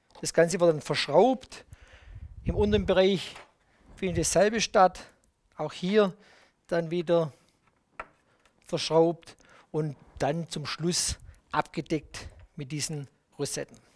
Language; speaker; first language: German; native; German